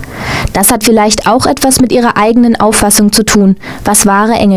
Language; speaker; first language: German; native; German